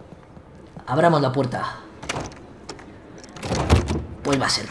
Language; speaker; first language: Spanish; native; Spanish